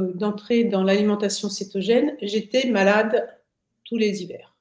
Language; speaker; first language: French; native; French